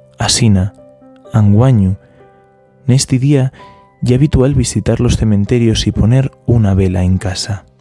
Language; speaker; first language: Asturian; non-native, local second language; Spanish